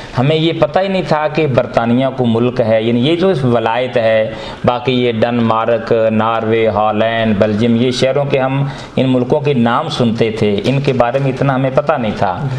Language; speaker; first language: Urdu; non-native, local second language; Punjabi